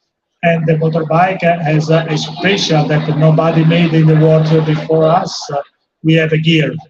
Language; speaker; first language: English; non-native, fluent; Italian